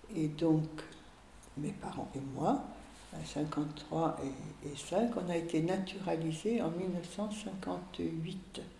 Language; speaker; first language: French; early bilingual, other home language; Hungarian